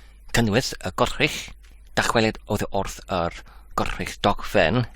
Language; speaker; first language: Welsh; non-native, learner; English